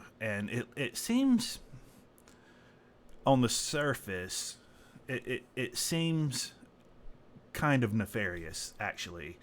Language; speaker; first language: English; native; English